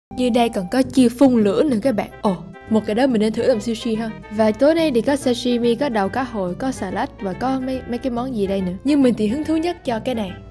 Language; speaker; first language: Vietnamese; early bilingual, heritage; Vietnamese